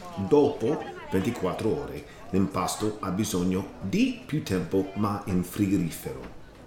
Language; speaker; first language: Italian; non-native, learner; English